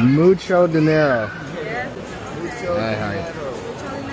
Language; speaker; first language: Spanish; non-native, learner; English